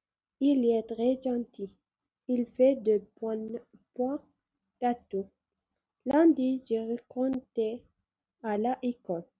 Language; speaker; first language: French; non-native, learner; Arabic